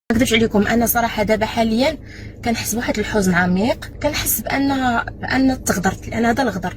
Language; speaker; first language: Arabic; native; Arabic